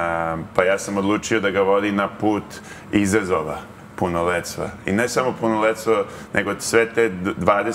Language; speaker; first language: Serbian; early bilingual, heritage; Serbian